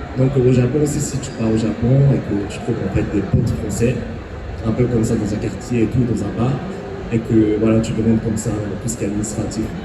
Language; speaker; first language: French; non-native, fluent; Japanese